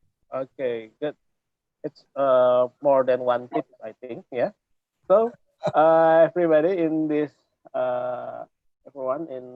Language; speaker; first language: English; non-native, learner; Indonesian